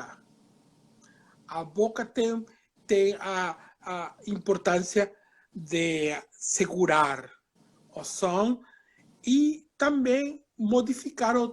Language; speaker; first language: Portuguese; non-native, fluent; Spanish